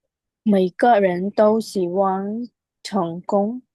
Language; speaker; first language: Chinese; non-native, learner; Khmer